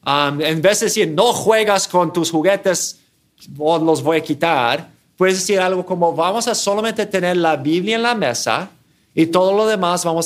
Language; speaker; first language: Spanish; non-native, fluent; English